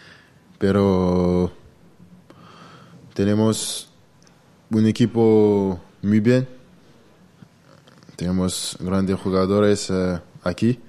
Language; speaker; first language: Spanish; non-native, learner; French